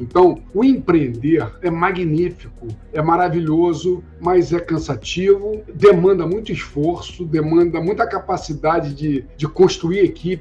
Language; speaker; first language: Portuguese; native; Portuguese